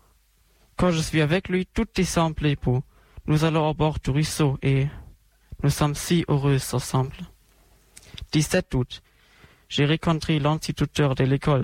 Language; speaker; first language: French; non-native, learner; German